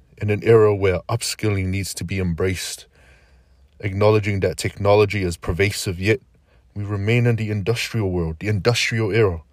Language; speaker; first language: English; native; English